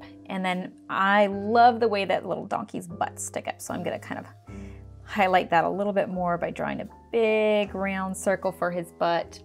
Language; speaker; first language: English; native; English